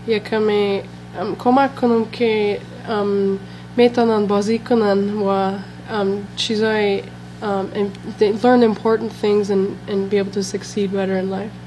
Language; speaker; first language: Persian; non-native, local second language; English